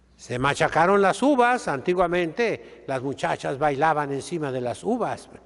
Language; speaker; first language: Spanish; native; Spanish